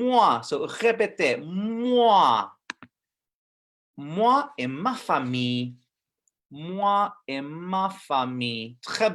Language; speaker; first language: French; non-native, fluent; English